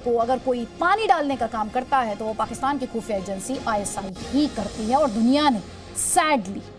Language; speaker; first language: Hindi; native; Hindi